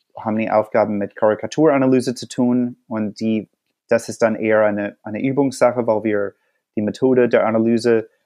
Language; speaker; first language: German; non-native, fluent; English